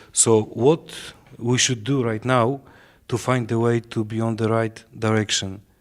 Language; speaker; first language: English; non-native, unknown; Polish